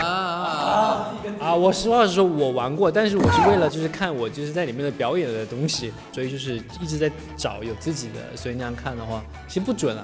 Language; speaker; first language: Chinese; native; Chinese